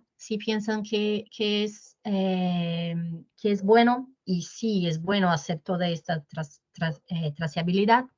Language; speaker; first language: Spanish; non-native, fluent; Portuguese